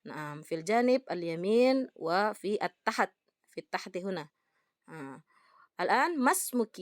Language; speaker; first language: Arabic; non-native, fluent; Indonesian